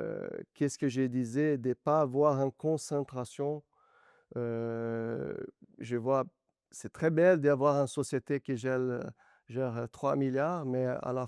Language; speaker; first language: French; non-native, fluent; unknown